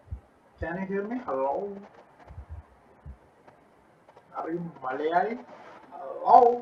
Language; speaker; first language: English; non-native, learner; Malayalam